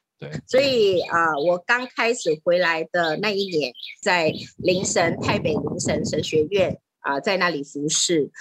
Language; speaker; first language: Chinese; native; Chinese